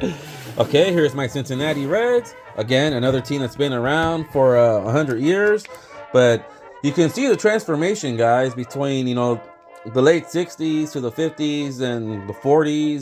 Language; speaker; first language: English; native; English